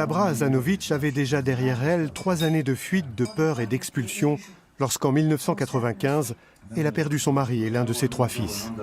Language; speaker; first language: French; native; French